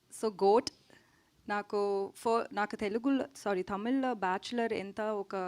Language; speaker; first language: Telugu; non-native, learner; Tamil